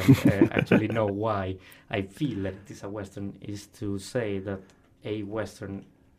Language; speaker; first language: English; non-native, fluent; Spanish